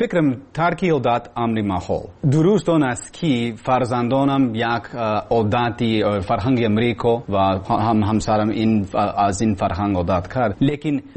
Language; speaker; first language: Persian; non-native, learner; English